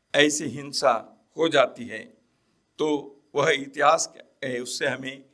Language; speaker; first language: Hindi; non-native, local second language; Kannada